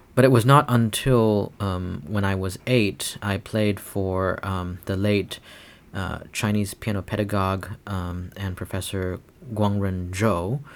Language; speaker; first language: English; non-native, fluent; Chinese